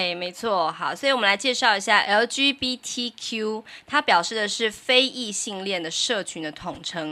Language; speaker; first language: Chinese; native; Chinese